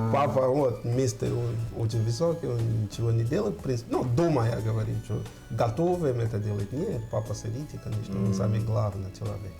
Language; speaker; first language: Russian; non-native, fluent; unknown